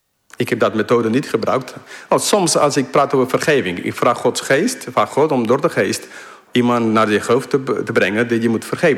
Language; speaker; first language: Dutch; non-native, fluent; English